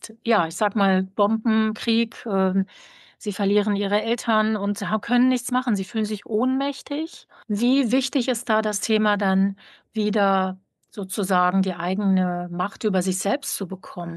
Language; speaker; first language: German; native; German